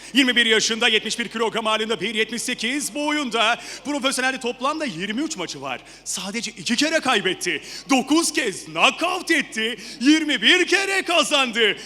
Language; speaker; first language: Turkish; native; Turkish